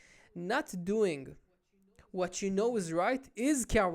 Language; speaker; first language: English; non-native, local second language; Hebrew